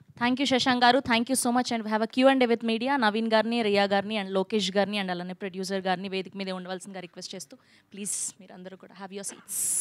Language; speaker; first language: Telugu; native; Telugu